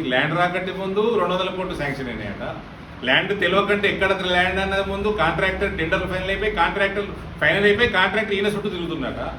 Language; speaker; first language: Telugu; native; Telugu